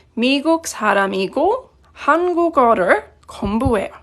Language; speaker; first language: Korean; non-native, fluent; English